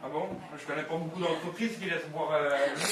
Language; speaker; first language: French; native; French